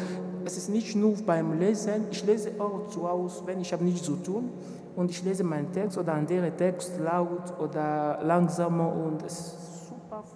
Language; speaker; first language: German; non-native, learner; French